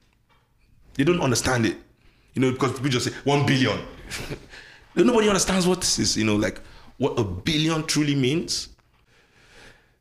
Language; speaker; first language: English; non-native, local second language; Yoruba